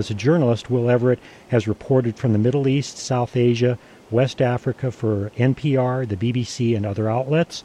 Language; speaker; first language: English; native; English